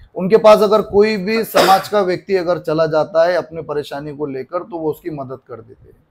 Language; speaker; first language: Hindi; non-native, local second language; Marathi